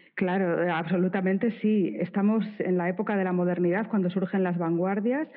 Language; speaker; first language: Spanish; native; Spanish